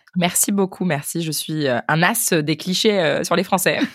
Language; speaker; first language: French; native; French